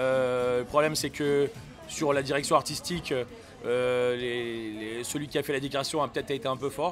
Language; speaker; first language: French; native; French